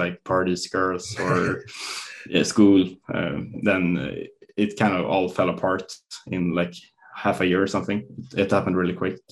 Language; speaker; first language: English; non-native, fluent; Swedish